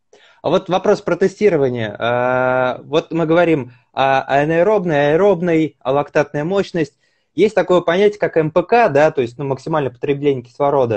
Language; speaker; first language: Russian; native; Russian